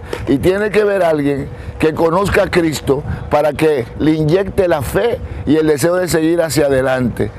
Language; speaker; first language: Spanish; native; Spanish